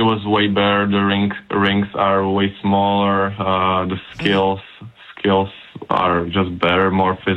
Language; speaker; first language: English; non-native, fluent; Czech